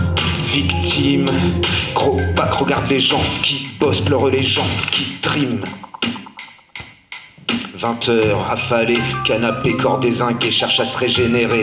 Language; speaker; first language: French; native; French